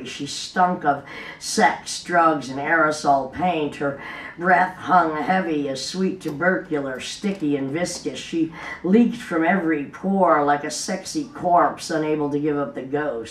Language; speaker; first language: English; native; English